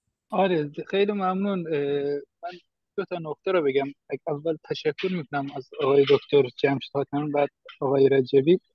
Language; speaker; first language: Persian; non-native, fluent; Turkish